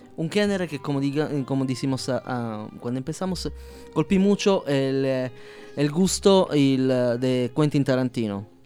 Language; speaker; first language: Spanish; non-native, learner; Sicilian